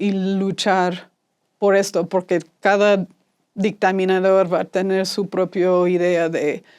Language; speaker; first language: Spanish; non-native, fluent; English